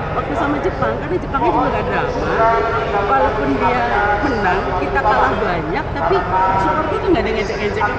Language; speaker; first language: Indonesian; native; Indonesian